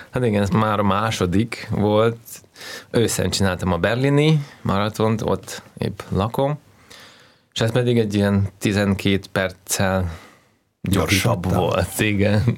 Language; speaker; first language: Hungarian; non-native, fluent; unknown